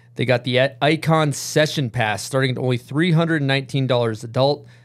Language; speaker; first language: English; native; English